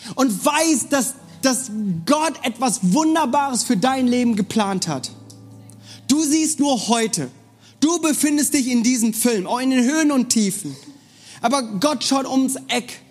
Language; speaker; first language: German; non-native, fluent; Korean